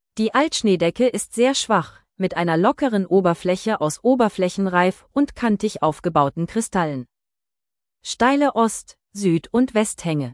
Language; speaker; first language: German; native; German